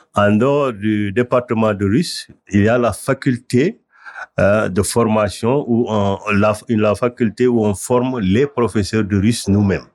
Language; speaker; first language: French; non-native, local second language; Wolof